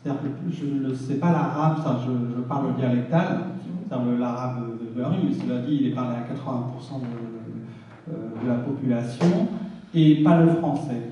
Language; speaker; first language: French; early bilingual, other home language; Arabic